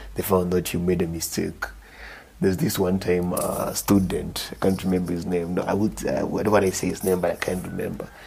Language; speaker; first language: English; non-native, local second language; Luo (Kenya and Tanzania)